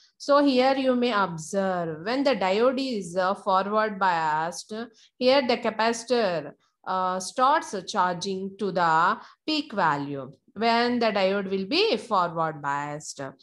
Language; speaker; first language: English; non-native, local second language; Telugu